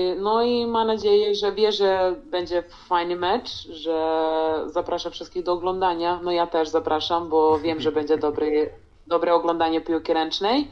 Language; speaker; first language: Polish; non-native, fluent; Serbian